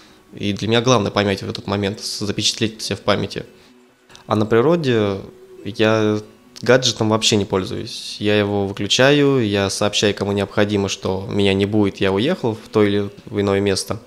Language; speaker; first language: Russian; native; Russian